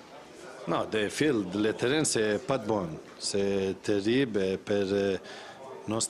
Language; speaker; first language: French; non-native, learner; Swedish